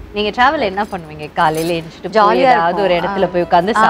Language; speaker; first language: Tamil; native; Tamil